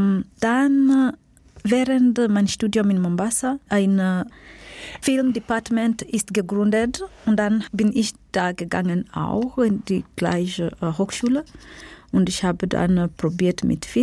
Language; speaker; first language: German; non-native, learner; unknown